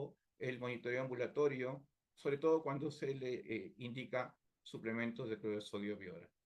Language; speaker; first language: Spanish; native; Spanish